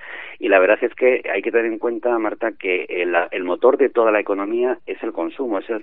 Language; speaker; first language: Spanish; native; Spanish